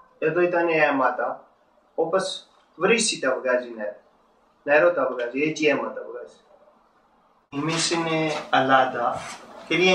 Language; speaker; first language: Greek; non-native, learner; Urdu